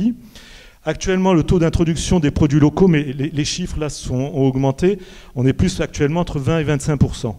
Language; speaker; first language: French; native; French